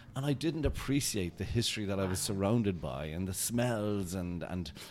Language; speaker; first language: English; native; English